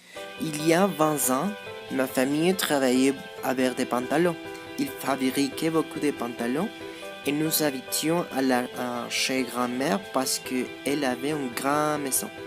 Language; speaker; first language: French; non-native, learner; Spanish